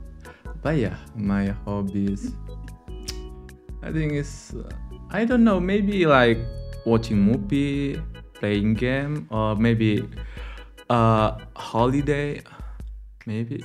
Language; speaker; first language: English; non-native, learner; Indonesian